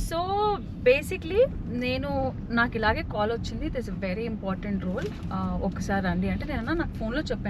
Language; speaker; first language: Telugu; native; Telugu